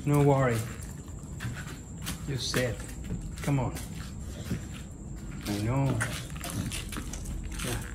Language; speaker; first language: English; non-native, local second language; Thai